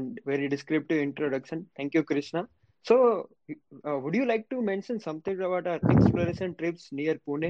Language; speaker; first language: English; non-native, local second language; Gujarati